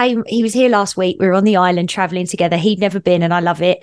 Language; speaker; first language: English; native; English